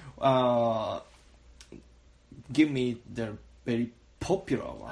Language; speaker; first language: English; non-native, learner; Japanese